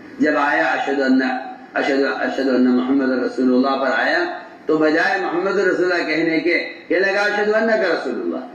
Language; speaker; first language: Urdu; native; Urdu